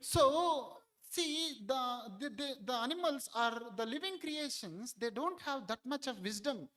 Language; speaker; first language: English; non-native, local second language; Telugu